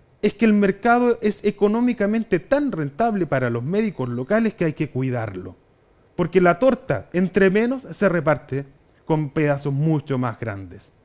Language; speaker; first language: Spanish; native; Spanish